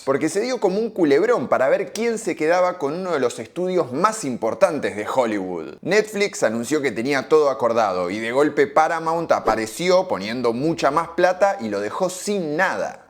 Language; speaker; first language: Spanish; native; Spanish